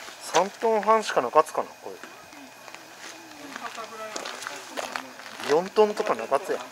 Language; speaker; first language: Japanese; native; Japanese